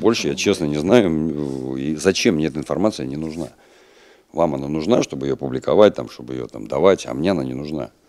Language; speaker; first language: Russian; native; Russian